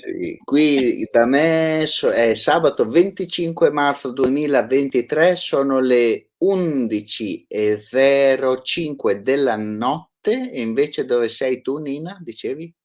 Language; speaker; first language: Italian; native; Italian